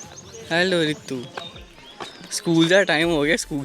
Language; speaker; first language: Hindi; native; Hindi